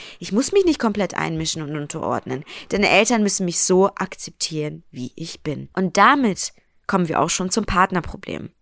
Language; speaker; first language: German; early bilingual, other home language; Persian